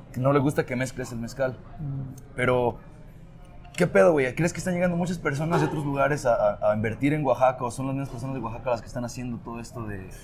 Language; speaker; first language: Spanish; native; Spanish